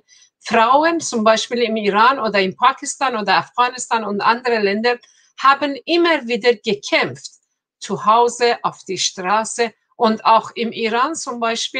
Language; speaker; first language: German; non-native, fluent; Persian